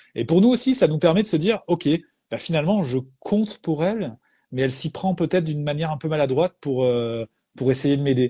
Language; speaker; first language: French; native; French